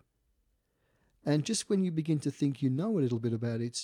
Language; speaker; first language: English; native; English